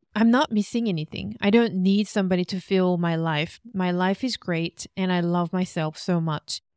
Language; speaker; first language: English; non-native, fluent; Korean